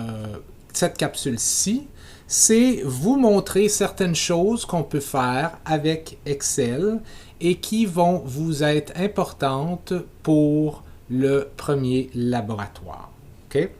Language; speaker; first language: French; native; French